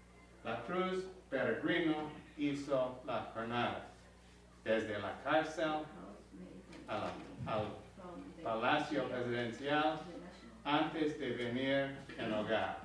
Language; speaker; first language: Spanish; non-native, learner; English